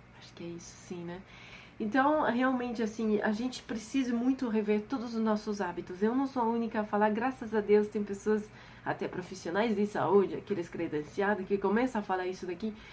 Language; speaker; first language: Portuguese; non-native, fluent; French